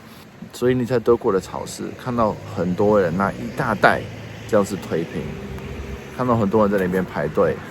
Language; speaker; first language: Chinese; non-native, fluent; Dutch